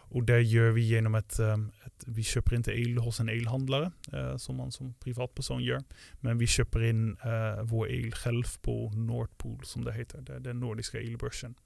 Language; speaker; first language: Swedish; non-native, fluent; Dutch